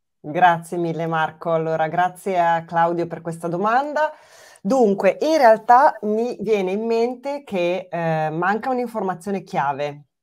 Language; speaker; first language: Italian; native; Italian